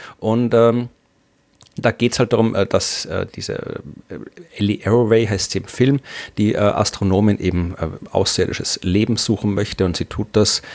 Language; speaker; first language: German; native; German